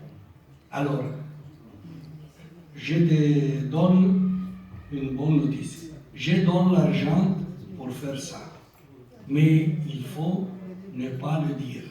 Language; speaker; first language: French; non-native, local second language; Italian